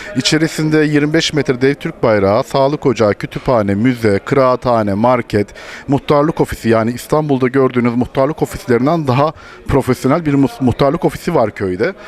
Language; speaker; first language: Turkish; native; Turkish